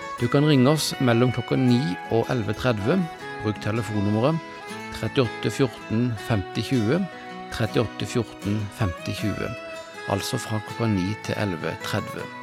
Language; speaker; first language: Norwegian; native; Norwegian